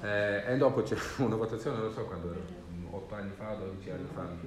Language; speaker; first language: Italian; non-native, learner; Swedish